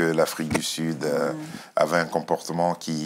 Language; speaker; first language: French; native; French